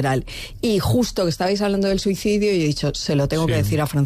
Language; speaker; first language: Spanish; native; Spanish